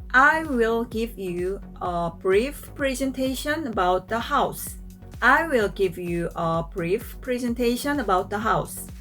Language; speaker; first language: English; non-native, fluent; Korean